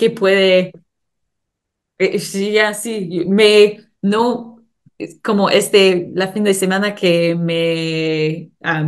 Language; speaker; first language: Spanish; non-native, learner; English